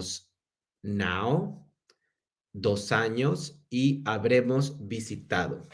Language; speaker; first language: Spanish; non-native, fluent; English